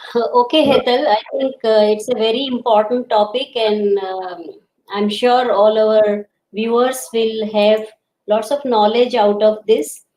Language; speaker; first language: English; non-native, local second language; Gujarati